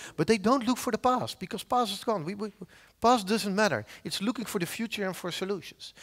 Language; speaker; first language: English; non-native, fluent; Dutch